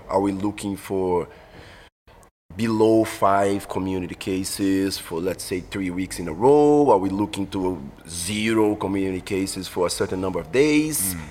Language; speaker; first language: English; non-native, fluent; Portuguese